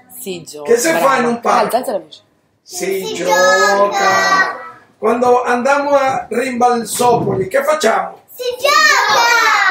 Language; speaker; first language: Italian; non-native, learner; Spanish